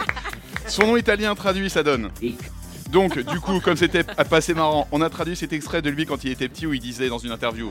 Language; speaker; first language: French; native; French